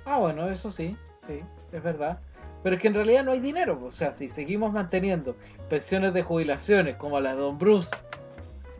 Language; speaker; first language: Spanish; native; Spanish